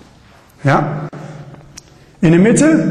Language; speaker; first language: German; non-native, learner; Arabic